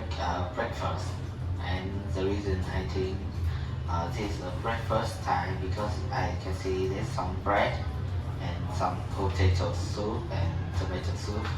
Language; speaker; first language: English; non-native, learner; Vietnamese